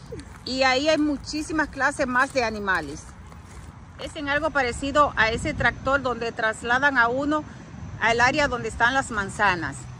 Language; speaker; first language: Spanish; native; Spanish